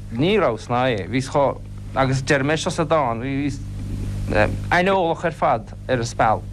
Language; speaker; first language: Irish; non-native, local second language; English